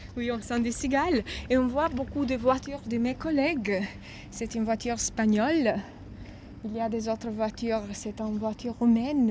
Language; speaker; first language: French; non-native, fluent; Romanian